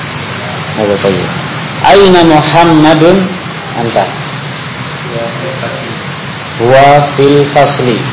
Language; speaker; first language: Arabic; non-native, fluent; Indonesian